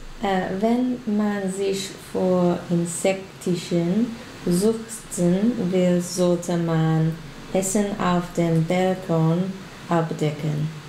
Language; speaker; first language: German; non-native, learner; English